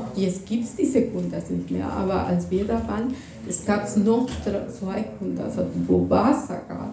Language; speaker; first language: German; non-native, fluent; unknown